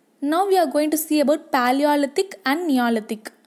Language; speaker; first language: English; non-native, local second language; Tamil